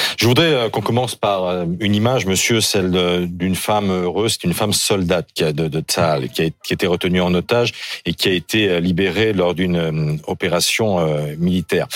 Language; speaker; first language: French; native; French